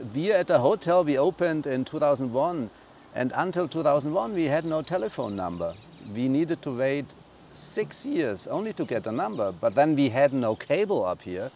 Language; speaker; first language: English; non-native, fluent; German